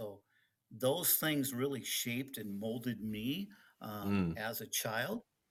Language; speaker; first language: English; early bilingual, other home language; Dutch